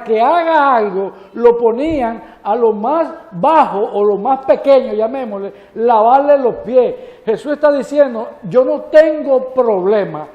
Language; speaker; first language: Spanish; native; Spanish